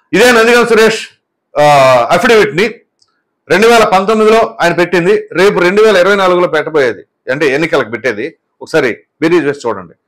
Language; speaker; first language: Telugu; native; Telugu